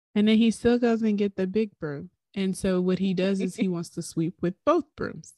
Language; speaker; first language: English; native; English